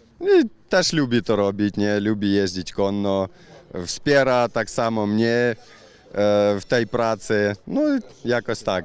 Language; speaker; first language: Polish; non-native, learner; Ukrainian